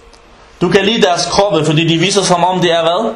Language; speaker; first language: Danish; early bilingual, other home language; Arabic